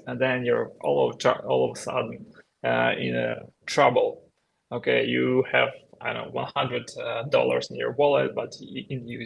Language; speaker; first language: English; non-native, fluent; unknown